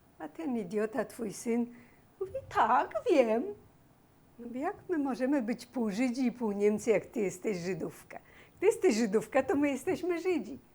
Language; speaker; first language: Polish; native; Polish